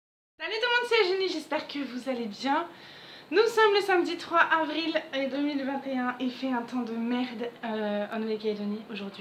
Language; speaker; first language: French; native; French